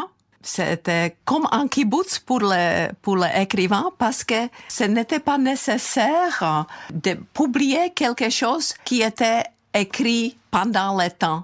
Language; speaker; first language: French; non-native, fluent; Czech